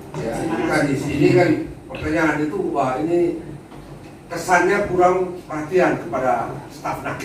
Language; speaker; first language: Indonesian; native; Indonesian